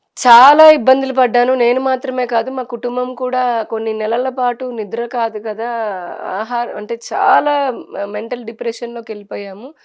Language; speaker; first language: Telugu; native; Telugu